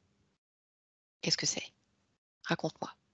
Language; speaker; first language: French; native; French